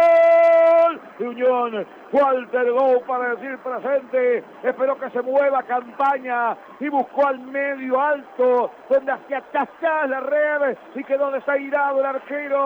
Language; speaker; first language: Spanish; native; Spanish